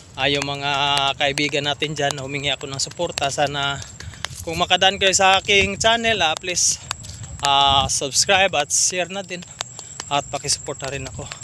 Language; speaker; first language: Filipino; native; Filipino